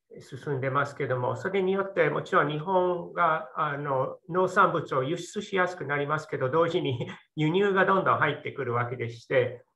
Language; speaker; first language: Japanese; native; Japanese